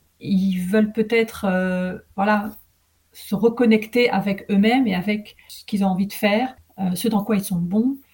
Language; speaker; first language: French; early bilingual, other home language; Arabic